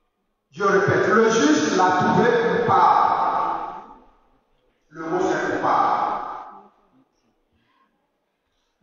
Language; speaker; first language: French; non-native, fluent; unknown